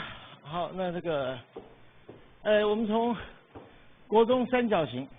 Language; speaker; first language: Chinese; native; Chinese